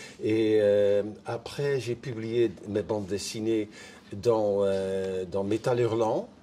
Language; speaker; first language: French; non-native, fluent; Dutch